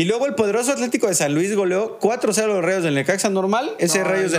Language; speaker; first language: Spanish; native; Spanish